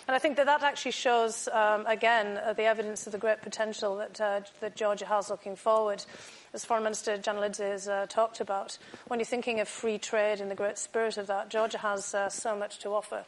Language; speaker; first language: English; native; English